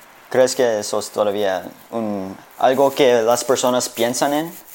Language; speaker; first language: Spanish; early bilingual, heritage; Spanish